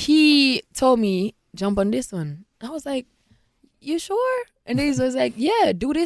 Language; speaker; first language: English; non-native, local second language; Jamaican Creole English